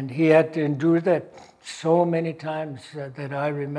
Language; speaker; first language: English; native; English